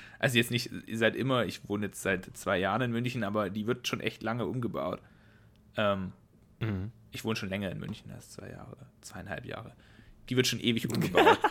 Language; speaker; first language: German; native; German